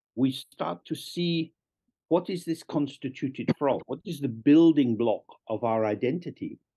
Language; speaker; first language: English; native; English